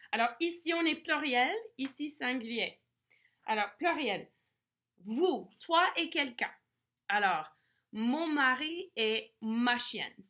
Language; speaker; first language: French; non-native, fluent; English